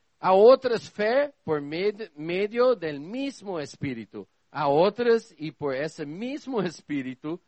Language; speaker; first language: Spanish; non-native, learner; Portuguese